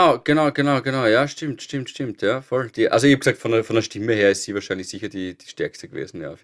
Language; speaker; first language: German; native; German